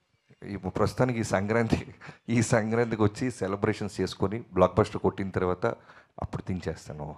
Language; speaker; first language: Telugu; native; Telugu